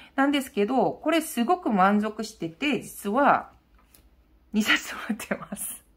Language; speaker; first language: Japanese; non-native, fluent; Korean